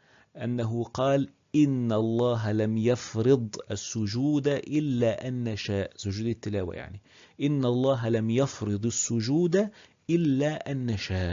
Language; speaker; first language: Arabic; native; Arabic